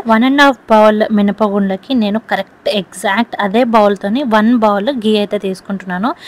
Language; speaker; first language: Telugu; non-native, local second language; Lambadi